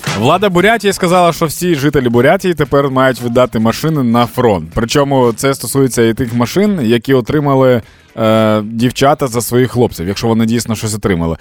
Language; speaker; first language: Ukrainian; non-native, local second language; Russian